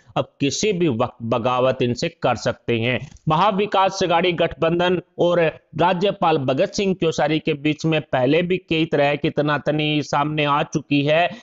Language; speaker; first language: Hindi; native; Hindi